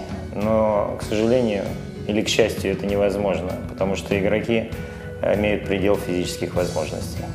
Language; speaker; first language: Russian; native; Russian